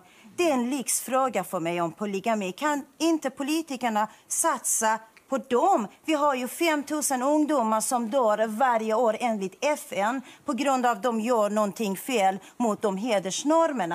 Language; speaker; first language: Swedish; non-native, fluent; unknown